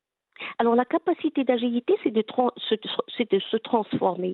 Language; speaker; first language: French; non-native, local second language; Arabic